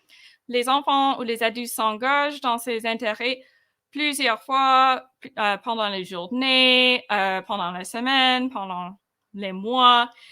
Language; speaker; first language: French; non-native, fluent; English